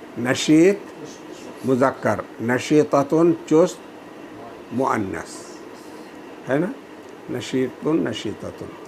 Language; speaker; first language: Urdu; native; Urdu